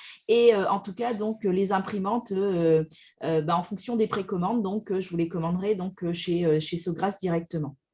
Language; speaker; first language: French; native; French